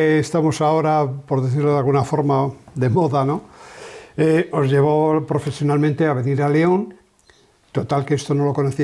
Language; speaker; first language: Spanish; native; Spanish